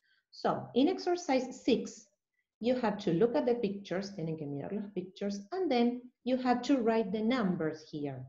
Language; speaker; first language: English; non-native, fluent; Spanish